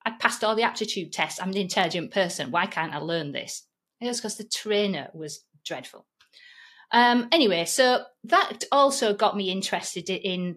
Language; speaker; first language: English; native; English